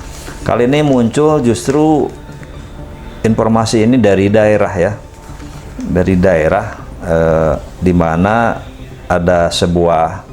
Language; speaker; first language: Indonesian; native; Indonesian